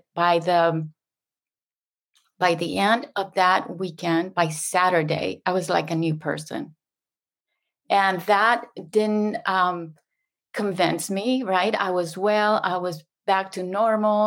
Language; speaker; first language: English; non-native, fluent; Spanish